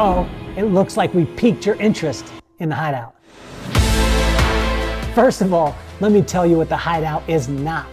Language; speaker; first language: English; native; English